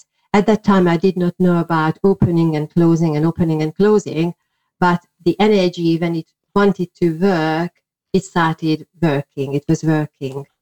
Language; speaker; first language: English; non-native, fluent; Hungarian